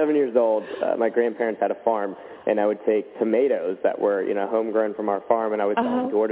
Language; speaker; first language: English; native; English